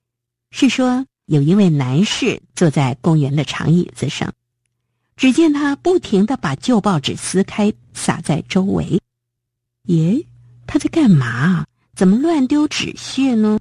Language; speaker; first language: Chinese; native; Chinese